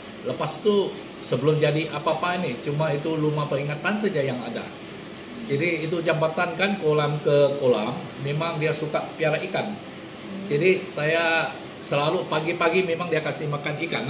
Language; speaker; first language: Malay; non-native, local second language; Hakka Chinese